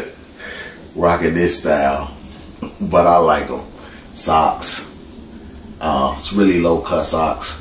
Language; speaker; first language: English; native; English